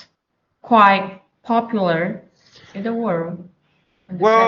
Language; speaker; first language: English; non-native, learner; Vietnamese